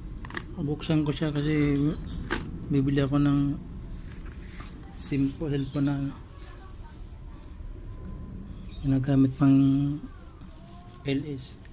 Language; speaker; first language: Filipino; non-native, local second language; Bikol